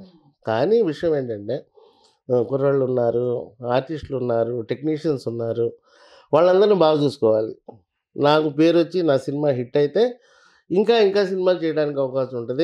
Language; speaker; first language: Telugu; native; Telugu